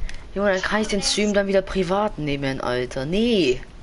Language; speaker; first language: German; native; German